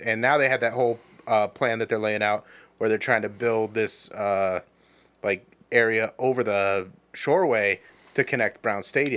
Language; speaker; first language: English; native; English